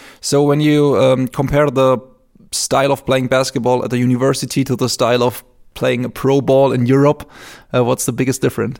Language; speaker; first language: English; non-native, fluent; German